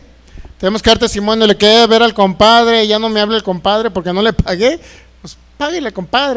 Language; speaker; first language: Spanish; native; Spanish